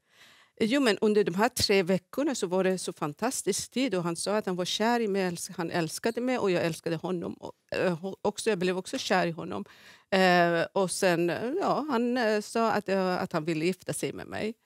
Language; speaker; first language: Swedish; non-native, fluent; Persian